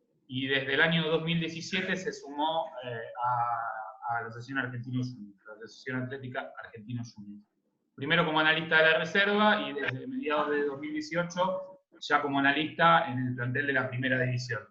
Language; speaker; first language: Spanish; native; Spanish